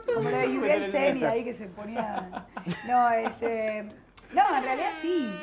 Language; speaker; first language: Spanish; native; Spanish